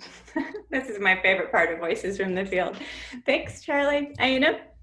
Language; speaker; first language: English; native; English